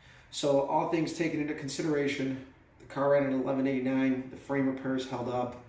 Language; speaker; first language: English; native; English